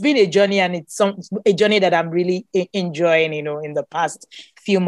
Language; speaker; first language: English; non-native, local second language; Igbo